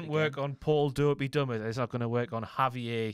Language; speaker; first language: English; native; English